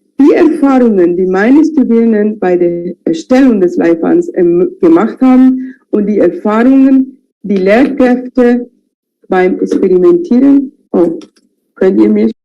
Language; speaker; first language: German; non-native, fluent; Spanish